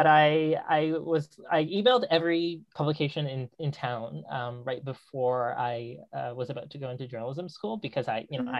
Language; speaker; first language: English; native; English